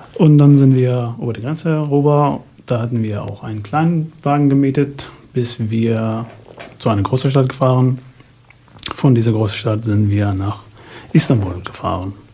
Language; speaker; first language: German; non-native, fluent; Arabic